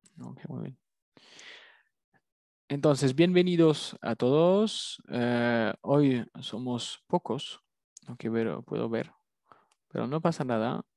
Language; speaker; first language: Spanish; non-native, fluent; French